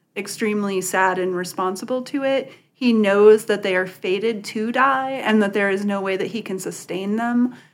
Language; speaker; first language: English; native; English